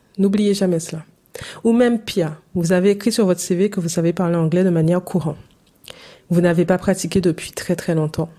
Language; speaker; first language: French; native; French